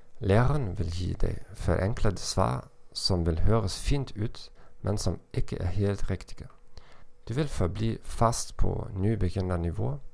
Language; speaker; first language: Norwegian; non-native, learner; German